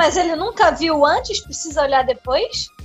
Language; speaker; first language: Portuguese; native; Portuguese